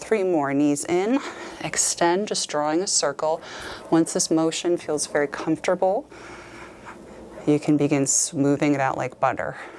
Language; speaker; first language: English; native; English